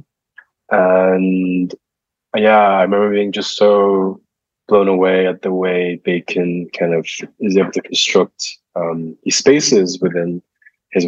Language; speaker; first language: English; native; English